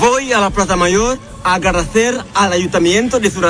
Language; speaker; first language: Spanish; non-native, learner; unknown